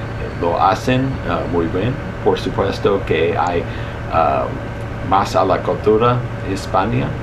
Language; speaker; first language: Spanish; early bilingual, heritage; Spanish